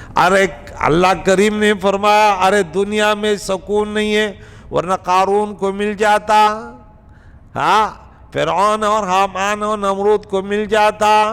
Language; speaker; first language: Urdu; non-native, local second language; Pashto